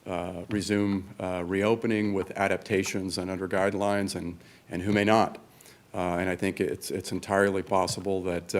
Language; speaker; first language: English; native; English